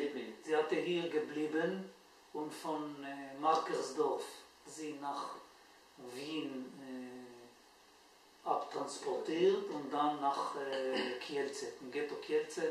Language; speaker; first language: German; non-native, learner; Hebrew